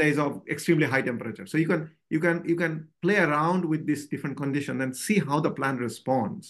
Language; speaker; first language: English; non-native, local second language; Bangla